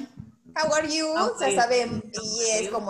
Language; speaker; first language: Spanish; native; Spanish